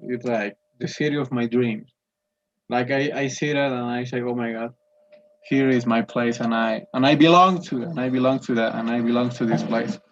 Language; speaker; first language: English; non-native, learner; Spanish